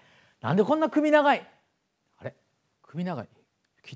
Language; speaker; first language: Japanese; native; Japanese